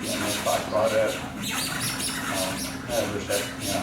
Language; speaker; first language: Swedish; native; Swedish